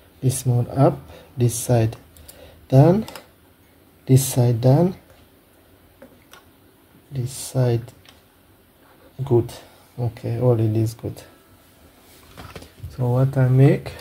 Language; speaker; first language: English; non-native, learner; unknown